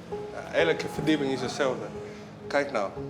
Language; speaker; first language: Dutch; non-native, fluent; Spanish